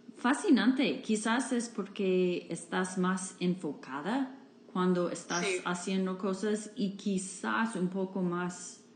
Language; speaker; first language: Spanish; non-native, fluent; English